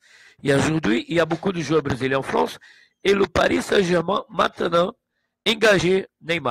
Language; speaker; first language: French; non-native, learner; Portuguese